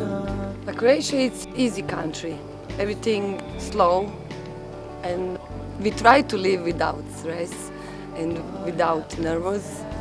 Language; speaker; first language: English; non-native, learner; Croatian